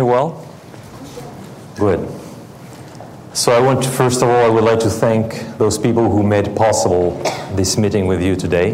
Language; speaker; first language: English; non-native, fluent; French